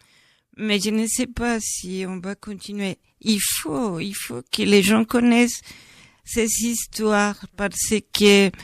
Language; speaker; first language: French; non-native, fluent; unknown